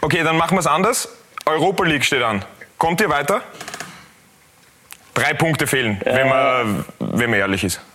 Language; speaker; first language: German; native; German